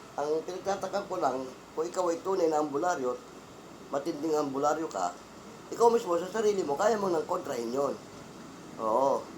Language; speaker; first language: Filipino; non-native, local second language; Cebuano